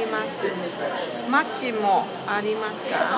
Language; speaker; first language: Japanese; non-native, learner; Chinese